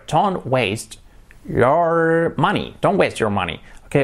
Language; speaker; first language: English; non-native, fluent; Spanish